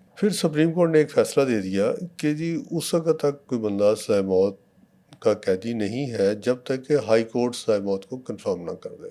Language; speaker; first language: Urdu; non-native, local second language; Punjabi